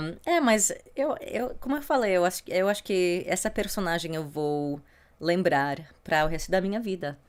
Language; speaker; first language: Portuguese; non-native, fluent; English